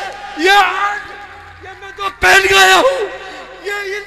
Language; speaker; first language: Hindi; native; Hindi